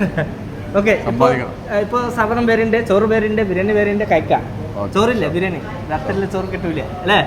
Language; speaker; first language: Malayalam; non-native, learner; Bangla